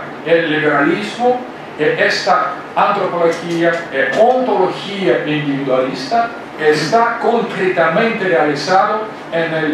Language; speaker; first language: Spanish; non-native, fluent; Russian